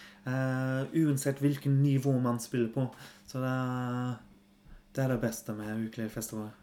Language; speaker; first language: Norwegian; non-native, fluent; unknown